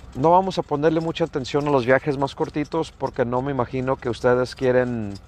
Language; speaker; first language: Spanish; early bilingual, heritage; Spanish